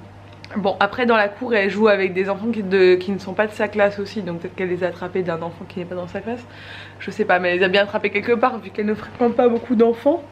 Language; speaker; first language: French; native; French